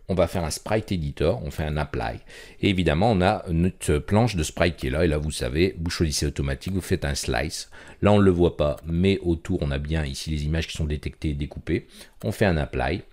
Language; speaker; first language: French; native; French